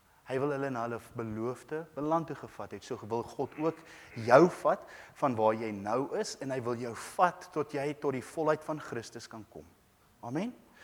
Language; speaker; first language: Afrikaans; native; Afrikaans